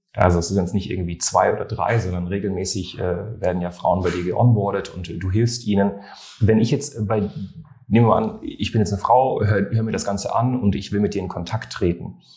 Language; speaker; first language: German; non-native, fluent; French